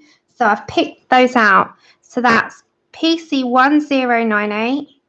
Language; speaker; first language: English; native; English